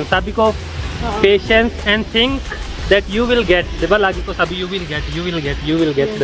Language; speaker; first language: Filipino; non-native, learner; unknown